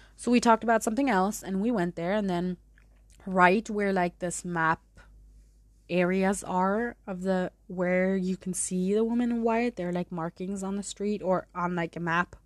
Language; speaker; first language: English; non-native, fluent; German